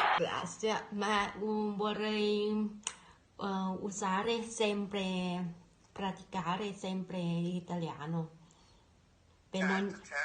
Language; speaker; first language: Italian; non-native, learner; Thai